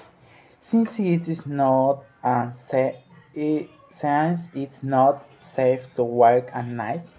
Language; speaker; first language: English; non-native, learner; Spanish